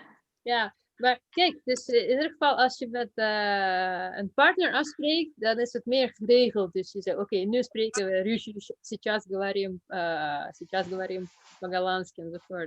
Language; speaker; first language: Dutch; non-native, fluent; Russian